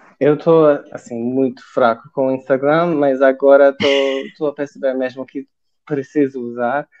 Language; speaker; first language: Portuguese; non-native, fluent; English